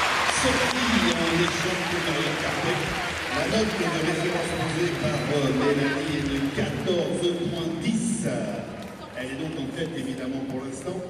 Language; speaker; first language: French; native; French